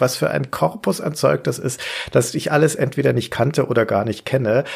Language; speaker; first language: German; native; German